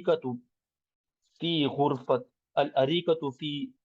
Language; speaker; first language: Arabic; non-native, learner; English